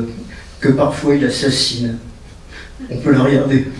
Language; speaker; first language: French; native; French